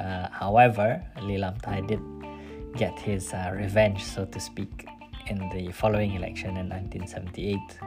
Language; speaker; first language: English; non-native, local second language; Malay